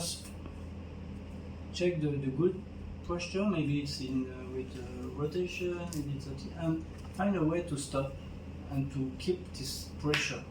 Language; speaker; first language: English; non-native, learner; French